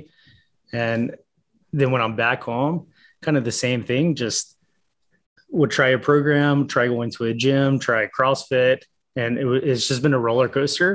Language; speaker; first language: English; native; English